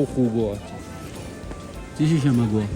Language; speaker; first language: Chinese; non-native, learner; Urdu